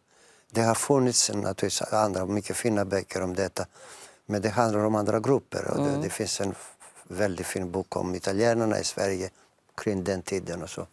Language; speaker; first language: Swedish; non-native, fluent; Greek